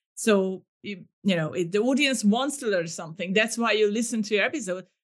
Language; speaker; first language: English; non-native, fluent; Hungarian